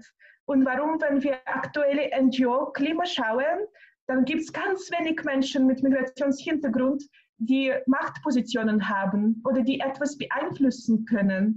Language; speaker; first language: German; non-native, fluent; Russian